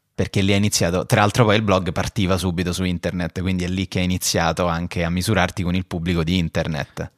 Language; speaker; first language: Italian; native; Italian